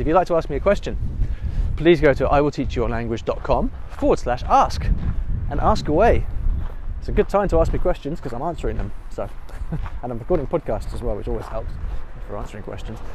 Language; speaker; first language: English; native; English